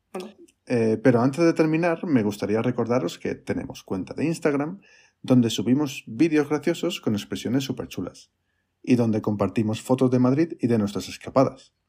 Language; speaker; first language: Spanish; native; Spanish